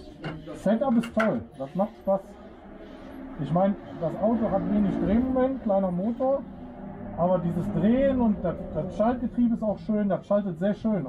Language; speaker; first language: German; native; German